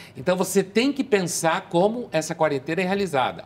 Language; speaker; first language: Portuguese; native; Portuguese